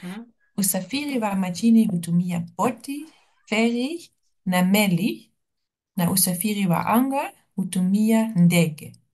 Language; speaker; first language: Swahili; non-native, learner; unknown